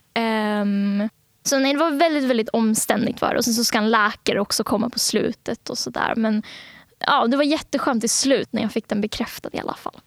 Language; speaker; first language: Swedish; early bilingual, other home language; Bangla